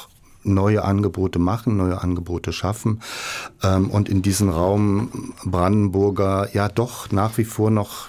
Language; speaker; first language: German; native; German